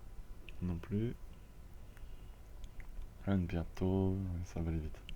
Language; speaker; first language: French; native; French